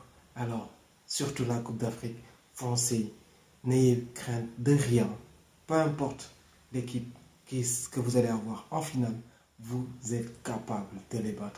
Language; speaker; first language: French; non-native, local second language; Wolof